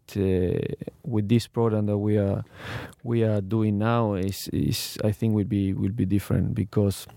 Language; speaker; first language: English; non-native, learner; Spanish